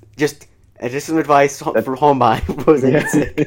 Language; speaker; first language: English; native; English